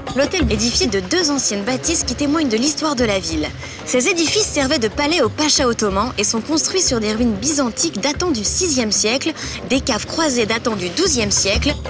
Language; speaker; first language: French; native; French